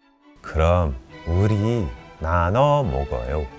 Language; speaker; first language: Korean; early bilingual, heritage; Korean